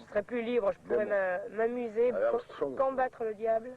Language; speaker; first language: French; native; French